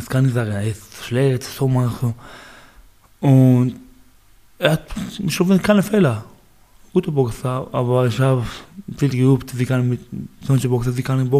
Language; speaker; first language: German; non-native, learner; Baluchi